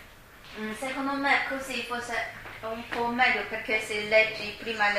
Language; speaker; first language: Italian; non-native, learner; Chinese